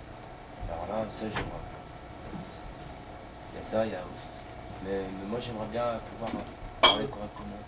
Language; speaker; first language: French; native; French